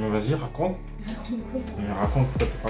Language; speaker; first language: French; native; French